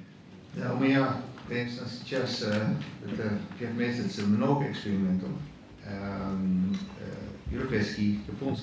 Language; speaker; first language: Russian; non-native, learner; Dutch